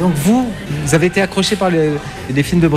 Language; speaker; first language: French; native; French